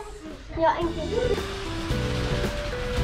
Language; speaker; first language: Swedish; early bilingual, other home language; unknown